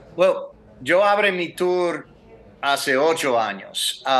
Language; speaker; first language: Spanish; non-native, learner; English